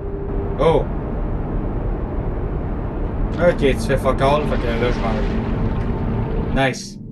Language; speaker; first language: French; native; French